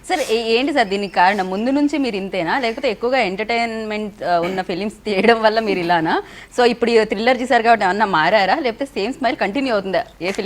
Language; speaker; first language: Telugu; native; Telugu